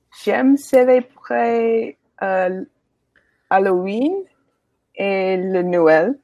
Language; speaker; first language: French; non-native, learner; English